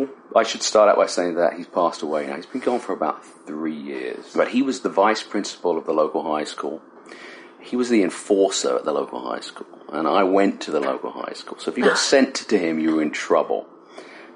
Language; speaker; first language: English; native; English